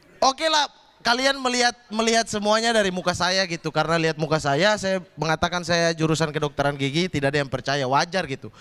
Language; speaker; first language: Indonesian; native; Indonesian